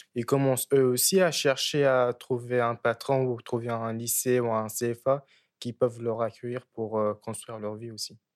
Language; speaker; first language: French; early bilingual, other home language; Arabic